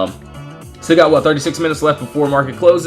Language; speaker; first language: English; native; English